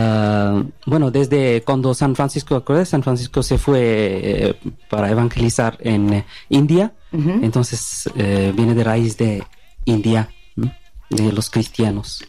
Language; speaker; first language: Spanish; non-native, learner; Bangla